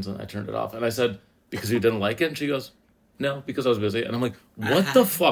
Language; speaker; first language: English; native; English